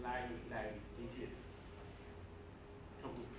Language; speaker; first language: Chinese; non-native, fluent; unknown